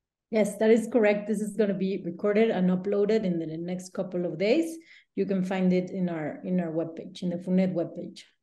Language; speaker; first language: English; non-native, fluent; Spanish